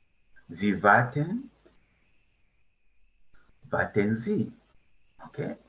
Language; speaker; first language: German; non-native, fluent; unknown